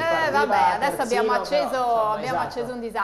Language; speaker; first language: Italian; native; Italian